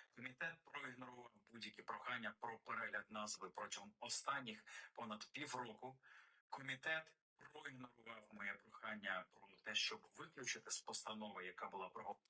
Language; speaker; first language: Ukrainian; native; Ukrainian